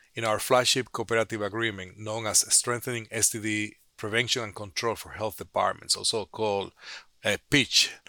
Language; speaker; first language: English; non-native, fluent; Spanish